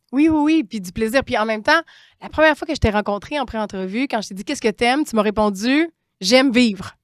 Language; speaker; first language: French; native; French